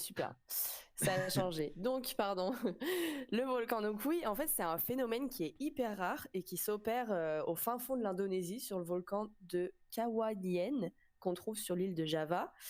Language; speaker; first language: French; native; French